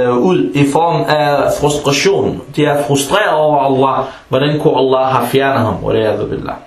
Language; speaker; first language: Danish; early bilingual, other home language; Arabic